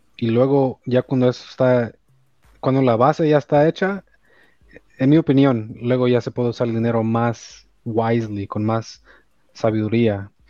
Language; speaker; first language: Spanish; early bilingual, heritage; Spanish